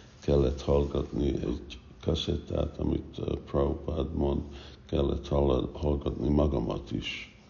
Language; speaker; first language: Hungarian; non-native, fluent; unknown